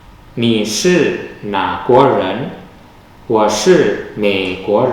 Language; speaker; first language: Chinese; non-native, fluent; Indonesian